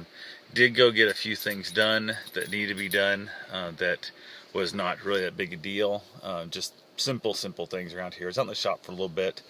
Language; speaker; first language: English; native; English